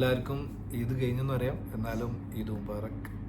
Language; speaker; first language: Malayalam; native; Malayalam